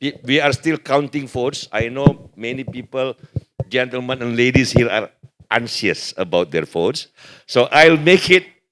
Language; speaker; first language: English; non-native, fluent; Indonesian